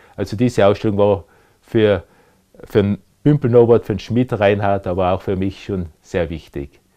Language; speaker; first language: German; native; German